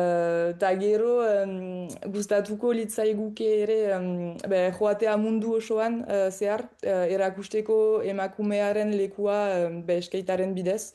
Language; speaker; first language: Basque; non-native, local second language; French